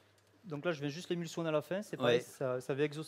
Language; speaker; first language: French; native; French